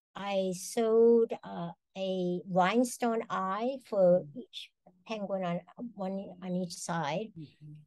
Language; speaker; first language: English; native; English